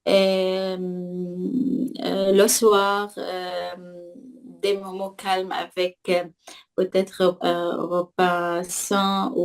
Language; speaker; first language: French; non-native, learner; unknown